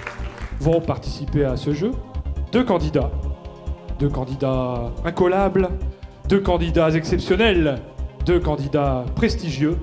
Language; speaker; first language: French; native; French